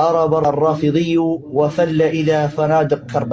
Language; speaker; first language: Arabic; native; Arabic